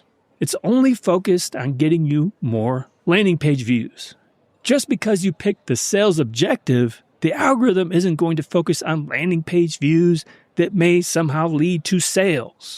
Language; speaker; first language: English; native; English